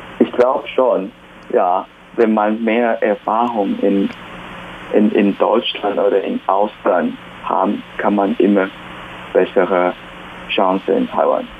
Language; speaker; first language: German; non-native, fluent; Chinese